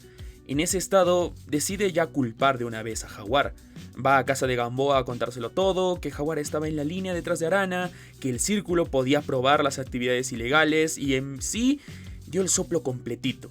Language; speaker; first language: Spanish; native; Spanish